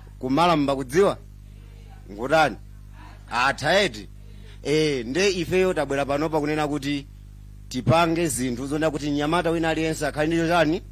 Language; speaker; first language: Nyanja; non-native, local second language; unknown